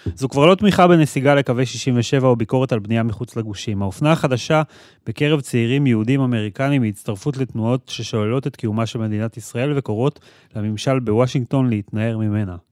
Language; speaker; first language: Hebrew; native; Hebrew